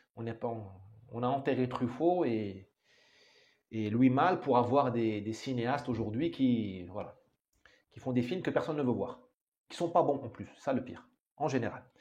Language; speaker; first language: French; non-native, local second language; Arabic